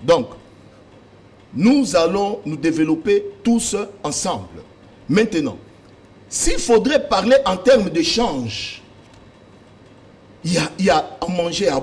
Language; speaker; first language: French; non-native, local second language; Lingala